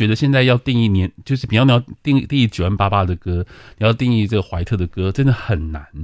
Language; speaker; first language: Chinese; native; Chinese